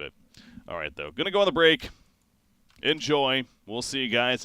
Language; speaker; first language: English; native; English